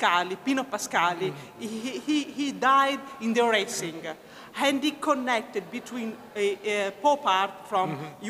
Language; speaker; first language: English; non-native, learner; Italian